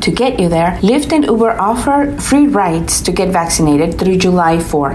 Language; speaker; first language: English; native; English